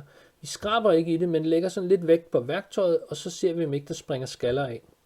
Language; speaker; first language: Danish; native; Danish